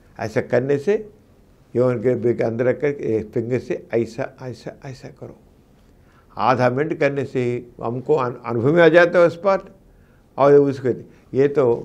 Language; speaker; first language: Hindi; non-native, local second language; Telugu